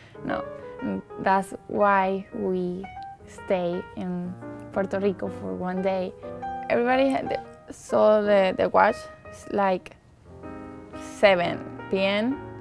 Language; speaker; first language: English; non-native, learner; Spanish